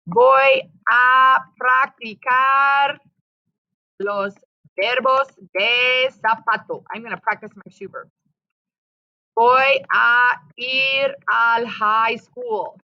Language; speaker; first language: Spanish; non-native, fluent; English